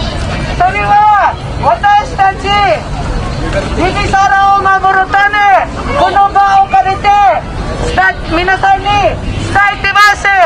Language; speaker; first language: Japanese; non-native, fluent; Filipino